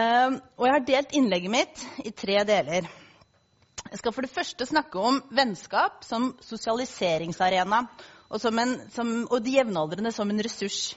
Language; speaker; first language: Norwegian; native; Norwegian